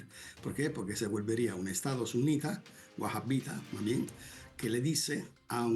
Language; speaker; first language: Spanish; non-native, fluent; Italian